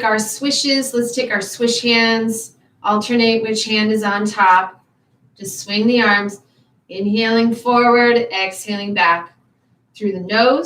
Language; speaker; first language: English; native; English